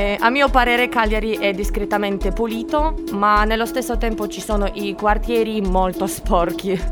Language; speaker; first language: Italian; non-native, fluent; Russian